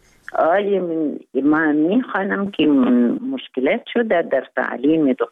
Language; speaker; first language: Persian; non-native, fluent; Arabic